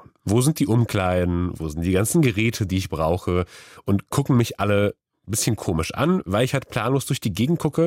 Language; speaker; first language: German; native; German